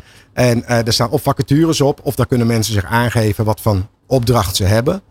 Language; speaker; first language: Dutch; native; Dutch